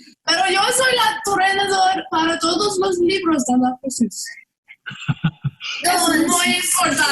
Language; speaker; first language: Spanish; non-native, learner; English